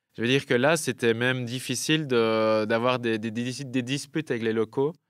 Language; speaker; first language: French; native; French